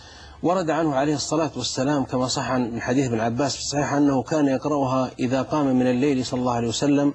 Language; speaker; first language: Arabic; native; Arabic